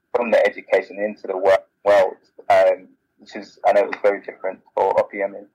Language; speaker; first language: English; native; English